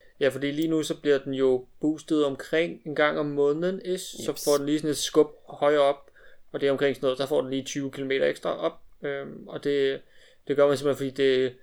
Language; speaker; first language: Danish; native; Danish